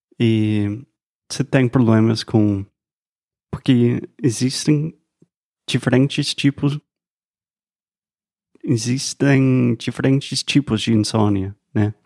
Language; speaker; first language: Portuguese; non-native, fluent; English